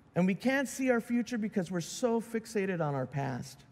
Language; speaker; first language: English; native; English